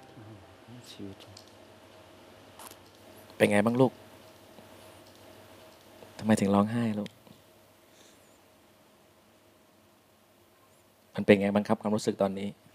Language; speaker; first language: Thai; native; Thai